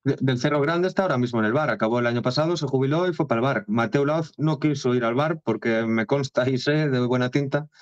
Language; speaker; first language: Spanish; non-native, local second language; Galician